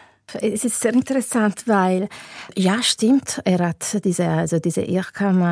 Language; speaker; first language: German; non-native, fluent; Italian